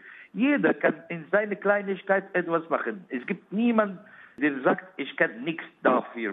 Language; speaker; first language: German; non-native, learner; Arabic